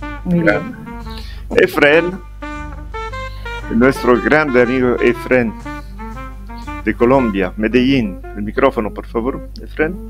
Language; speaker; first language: Spanish; non-native, fluent; Italian